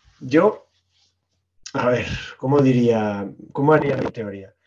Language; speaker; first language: Spanish; native; Spanish